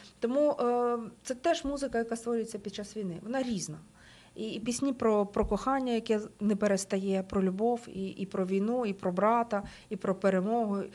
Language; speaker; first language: Ukrainian; native; Ukrainian